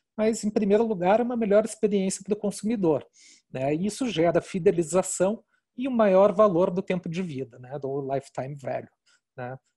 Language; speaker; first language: Portuguese; native; Portuguese